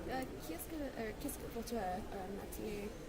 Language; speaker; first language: French; non-native, learner; English